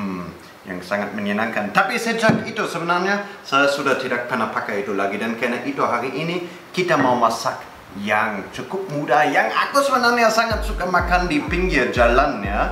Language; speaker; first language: Indonesian; non-native, fluent; German